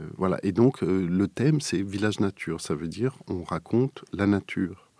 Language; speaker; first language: French; native; French